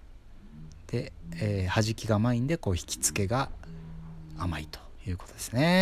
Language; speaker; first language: Japanese; native; Japanese